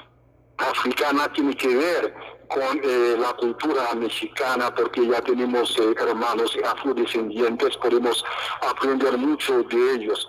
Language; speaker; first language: Spanish; non-native, fluent; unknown